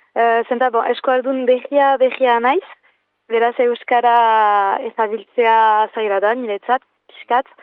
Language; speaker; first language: Basque; non-native, local second language; French